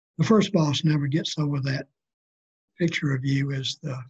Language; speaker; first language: English; native; English